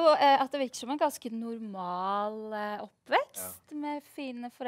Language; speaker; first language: Norwegian; native; Norwegian